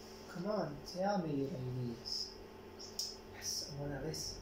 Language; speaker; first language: English; non-native, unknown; Spanish